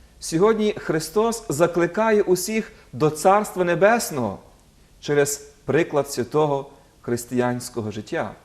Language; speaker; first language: Ukrainian; native; Ukrainian